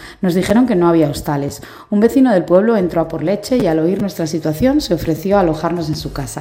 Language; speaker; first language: Spanish; native; Spanish